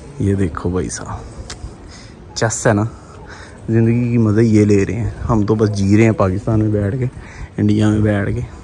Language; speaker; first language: Urdu; non-native, local second language; Punjabi